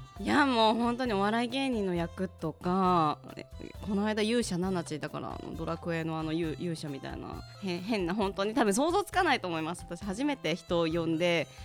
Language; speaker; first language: Japanese; native; Japanese